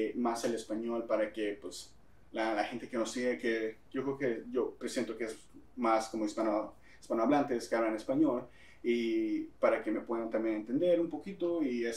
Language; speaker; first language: Spanish; early bilingual, heritage; Spanish